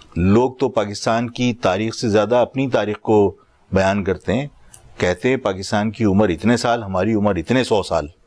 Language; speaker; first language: Urdu; native; Urdu